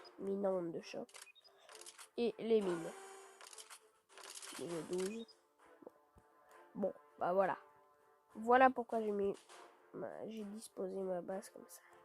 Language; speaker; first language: French; native; French